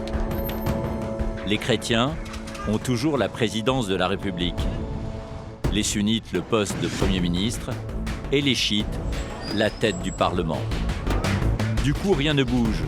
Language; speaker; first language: French; native; French